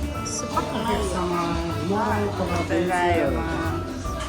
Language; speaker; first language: Japanese; non-native, fluent; Filipino